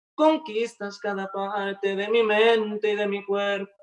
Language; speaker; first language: Spanish; native; Spanish